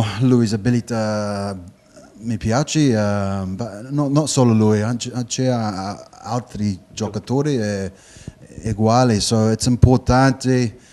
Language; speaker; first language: Italian; non-native, learner; English